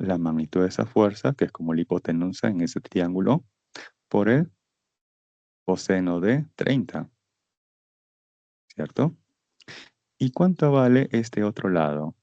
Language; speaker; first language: Spanish; native; Spanish